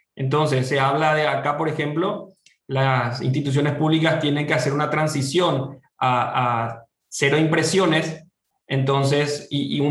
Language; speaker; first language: Spanish; native; Spanish